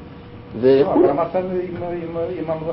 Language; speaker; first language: Hebrew; non-native, fluent; Russian